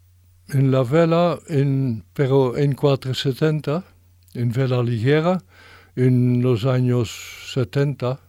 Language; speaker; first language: Spanish; non-native, fluent; French